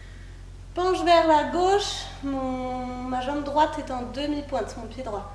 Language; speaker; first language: French; native; French